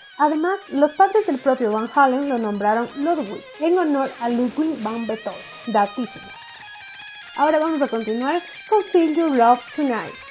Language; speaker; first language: Spanish; native; Spanish